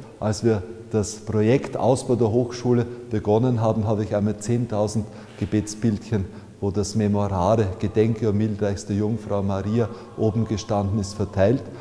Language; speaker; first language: German; native; German